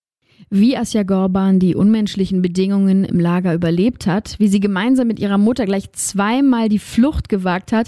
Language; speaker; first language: German; native; German